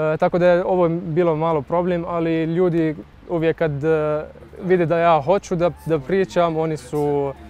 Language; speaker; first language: Bosnian; non-native, fluent; Arabic